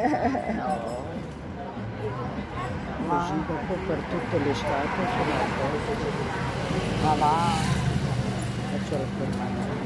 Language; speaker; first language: Italian; non-native, learner; Filipino